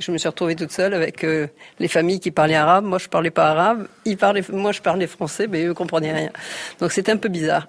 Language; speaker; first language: French; native; French